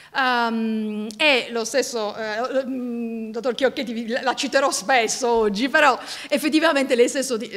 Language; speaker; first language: Italian; native; Italian